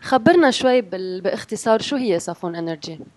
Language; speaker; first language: Arabic; native; Arabic